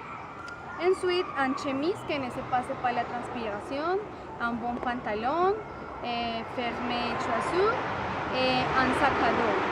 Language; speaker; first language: French; non-native, learner; Spanish